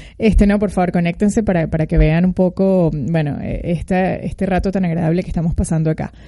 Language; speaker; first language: Spanish; native; Spanish